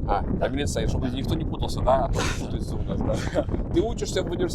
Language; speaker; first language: Russian; native; Russian